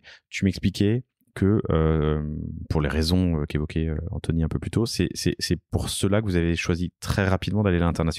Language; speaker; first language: French; native; French